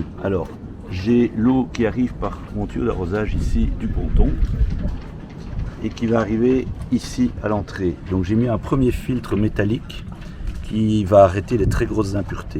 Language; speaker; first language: French; native; French